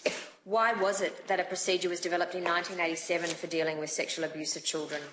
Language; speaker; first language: English; native; English